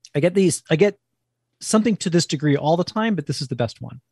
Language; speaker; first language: English; native; English